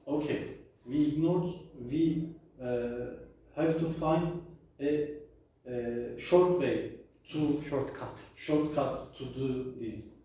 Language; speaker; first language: English; non-native, learner; Turkish